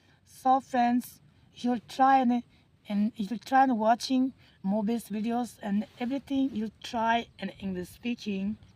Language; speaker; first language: English; non-native, learner; Hindi